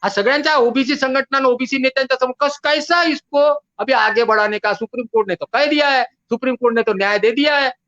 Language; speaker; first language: Hindi; non-native, local second language; Marathi